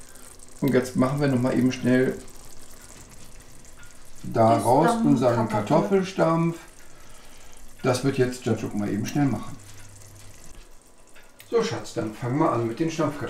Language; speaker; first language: German; native; German